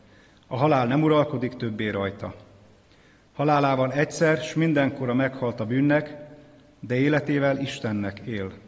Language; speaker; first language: Hungarian; native; Hungarian